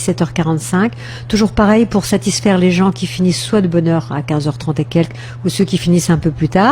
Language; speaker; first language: French; native; French